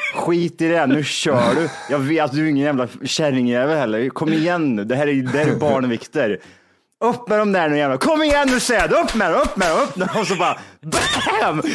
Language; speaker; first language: Swedish; early bilingual, other home language; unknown